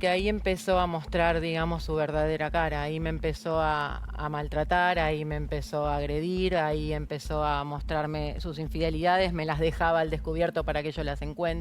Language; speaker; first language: Spanish; native; Spanish